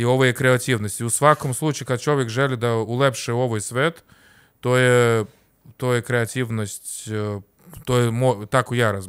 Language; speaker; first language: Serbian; non-native, learner; Russian